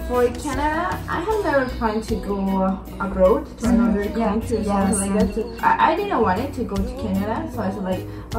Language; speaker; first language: English; non-native, learner; Spanish